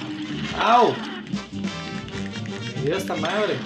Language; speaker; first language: Spanish; native; Spanish